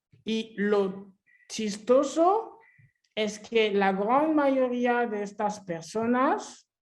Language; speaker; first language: Spanish; non-native, fluent; French